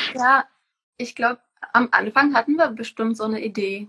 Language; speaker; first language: German; non-native, fluent; Czech